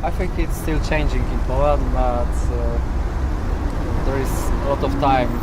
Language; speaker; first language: English; non-native, learner; Polish